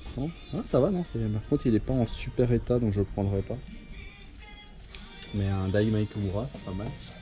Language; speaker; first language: French; native; French